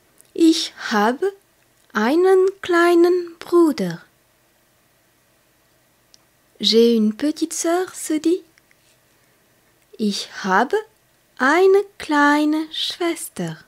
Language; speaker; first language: German; non-native, fluent; French